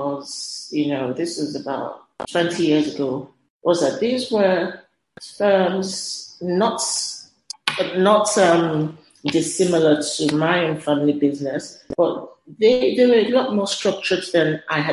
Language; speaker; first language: English; non-native, local second language; Yoruba